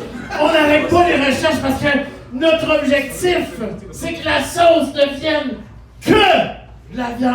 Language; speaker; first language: French; native; French